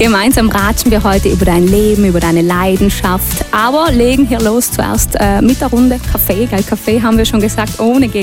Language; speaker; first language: German; native; German